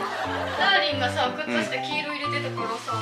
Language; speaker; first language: Japanese; native; Japanese